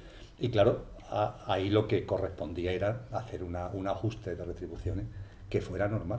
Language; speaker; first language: Spanish; native; Spanish